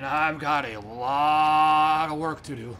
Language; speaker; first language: English; native; English